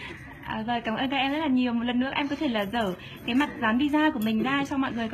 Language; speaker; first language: Vietnamese; native; Vietnamese